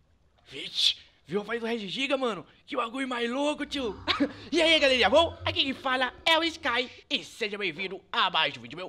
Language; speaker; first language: Portuguese; native; Portuguese